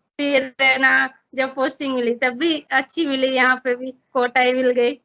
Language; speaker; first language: Hindi; native; Hindi